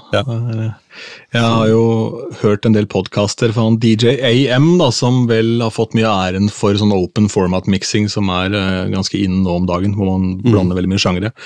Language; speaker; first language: Norwegian; native; Norwegian